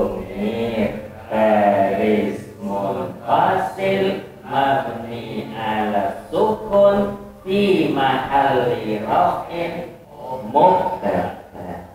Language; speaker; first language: Arabic; non-native, fluent; Indonesian